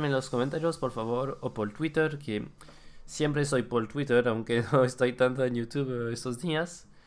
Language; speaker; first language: Spanish; non-native, fluent; French